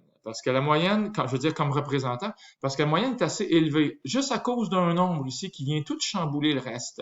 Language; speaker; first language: French; native; French